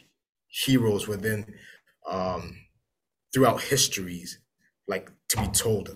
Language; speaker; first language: English; non-native, local second language; Akan